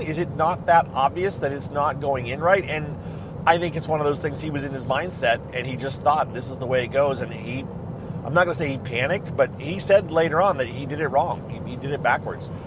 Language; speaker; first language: English; native; English